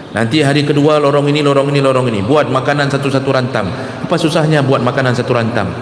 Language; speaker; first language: Malay; non-native, local second language; Achinese